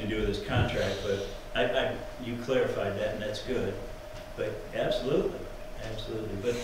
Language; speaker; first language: English; native; English